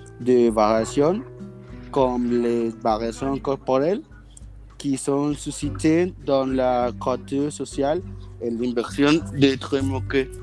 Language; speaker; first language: French; non-native, learner; Spanish